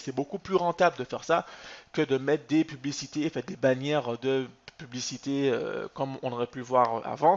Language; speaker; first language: French; native; French